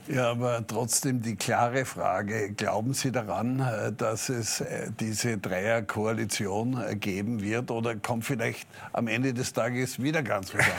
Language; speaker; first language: German; native; German